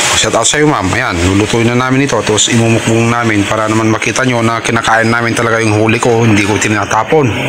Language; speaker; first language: Filipino; non-native, local second language; Iloko